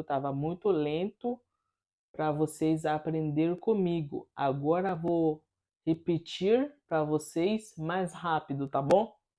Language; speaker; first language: Portuguese; non-native, fluent; Haitian Creole